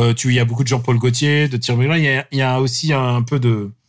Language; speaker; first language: French; non-native, fluent; Russian